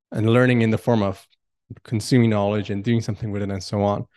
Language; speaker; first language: English; non-native, fluent; Persian